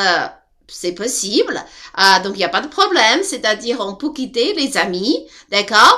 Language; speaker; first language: French; non-native, learner; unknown